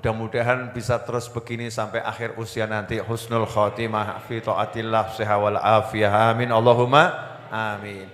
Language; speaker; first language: Indonesian; native; Indonesian